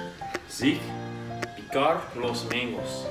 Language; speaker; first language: Spanish; non-native, learner; English